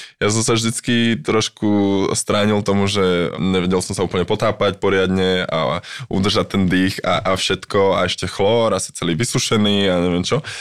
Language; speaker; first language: Slovak; native; Slovak